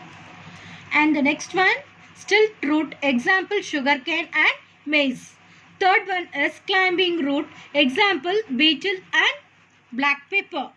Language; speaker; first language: English; non-native, local second language; Tamil